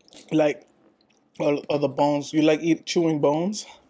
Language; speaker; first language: English; early bilingual, other home language; Spanish